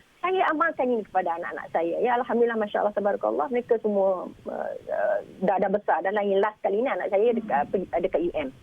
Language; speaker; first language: Malay; native; Malay